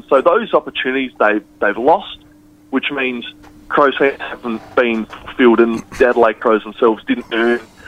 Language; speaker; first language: English; native; English